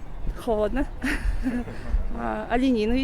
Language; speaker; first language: Russian; native; Russian